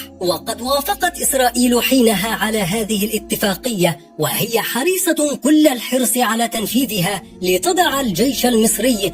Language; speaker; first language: Arabic; native; Arabic